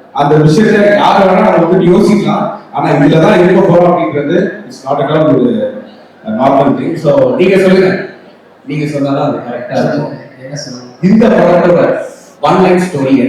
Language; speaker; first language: Tamil; native; Tamil